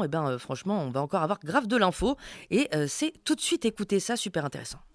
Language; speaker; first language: French; native; French